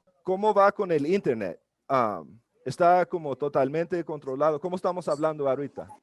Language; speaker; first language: Spanish; non-native, learner; English